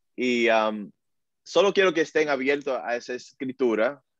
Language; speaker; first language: Spanish; early bilingual, heritage; Spanish